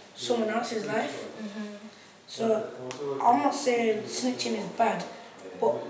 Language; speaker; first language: English; native; English